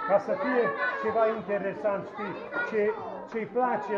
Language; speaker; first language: Romanian; non-native, local second language; Hungarian